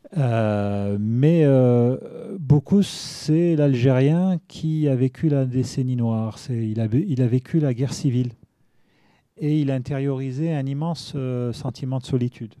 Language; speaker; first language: French; non-native, local second language; Arabic